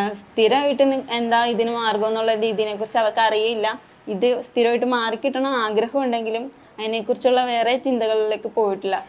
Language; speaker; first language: Malayalam; native; Malayalam